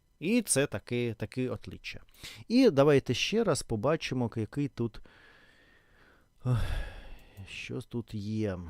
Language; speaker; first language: Ukrainian; non-native, learner; Russian